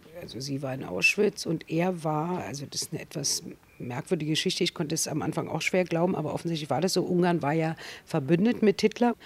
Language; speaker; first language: German; native; German